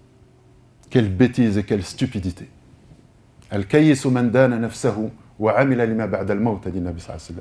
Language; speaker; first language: French; native; French